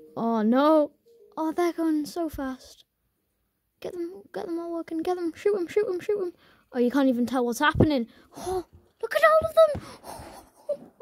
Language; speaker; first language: English; native; English